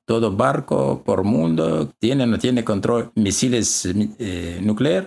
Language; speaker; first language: Spanish; non-native, learner; Russian